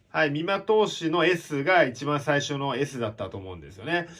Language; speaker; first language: Japanese; native; Japanese